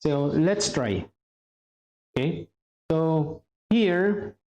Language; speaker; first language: English; non-native, local second language; Filipino